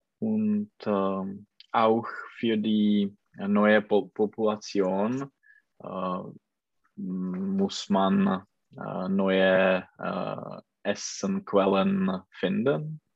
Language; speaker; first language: German; non-native, learner; Czech